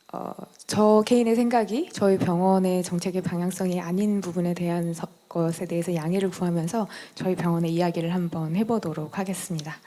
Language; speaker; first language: Korean; native; Korean